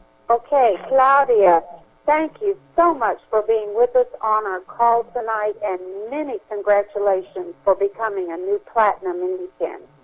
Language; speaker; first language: English; native; English